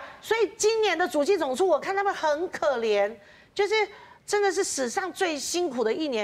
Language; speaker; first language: Chinese; native; Chinese